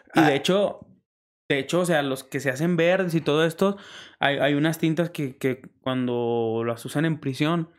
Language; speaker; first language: Spanish; native; Spanish